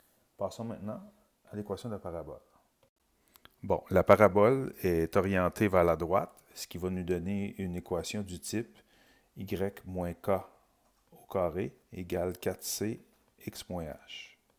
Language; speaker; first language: French; native; French